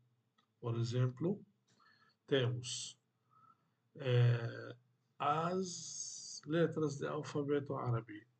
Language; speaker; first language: Portuguese; non-native, fluent; Arabic